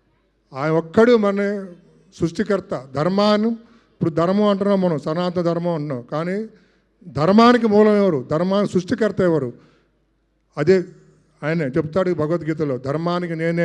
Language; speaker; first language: Telugu; native; Telugu